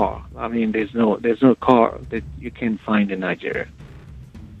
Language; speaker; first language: English; non-native, local second language; Yoruba